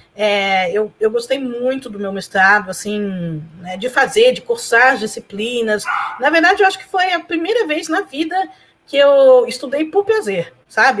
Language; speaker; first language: Portuguese; early bilingual, other home language; Spanish